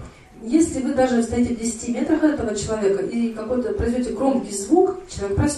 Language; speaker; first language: Russian; native; Russian